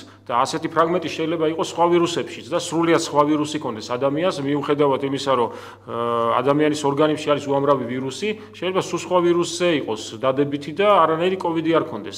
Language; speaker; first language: Georgian; native; Georgian